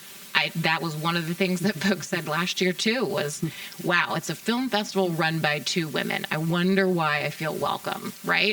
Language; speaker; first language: English; native; English